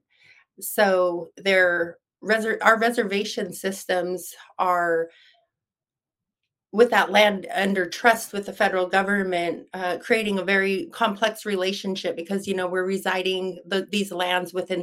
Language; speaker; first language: English; native; English